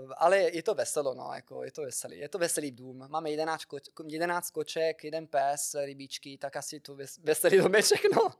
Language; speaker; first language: Czech; non-native, fluent; Italian